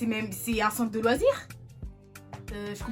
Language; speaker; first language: French; native; French